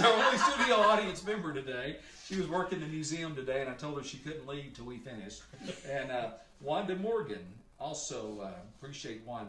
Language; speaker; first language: English; native; English